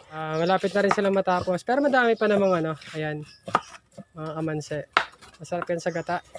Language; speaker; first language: Filipino; native; Filipino